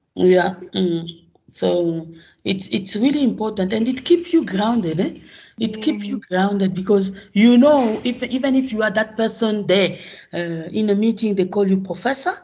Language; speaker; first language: English; non-native, fluent; French